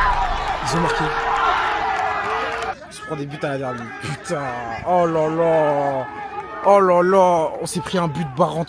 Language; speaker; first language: French; native; French